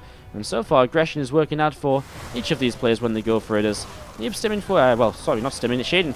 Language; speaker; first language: English; native; English